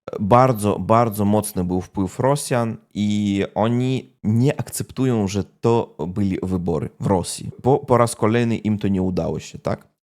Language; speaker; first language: Polish; non-native, fluent; Russian